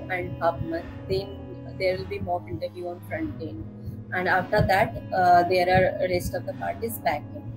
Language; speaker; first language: English; non-native, local second language; Bangla